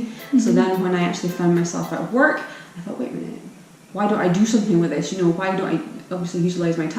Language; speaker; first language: English; native; English